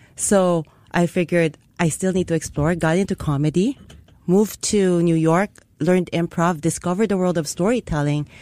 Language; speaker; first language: English; non-native, local second language; Filipino